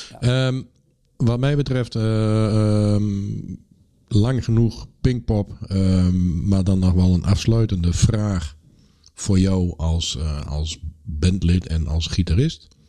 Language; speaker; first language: Dutch; native; Dutch